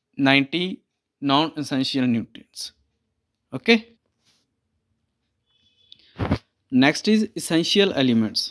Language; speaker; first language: English; non-native, local second language; Punjabi